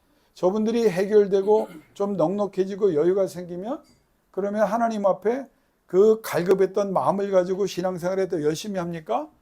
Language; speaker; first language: Korean; native; Korean